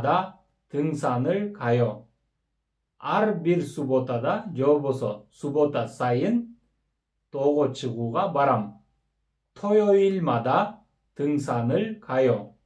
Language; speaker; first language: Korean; non-native, fluent; Kyrgyz